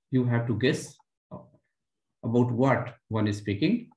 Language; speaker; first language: English; non-native, local second language; Hindi